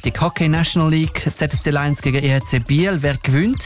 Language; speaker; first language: German; native; German